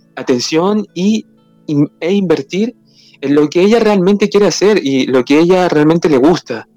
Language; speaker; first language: Spanish; native; Spanish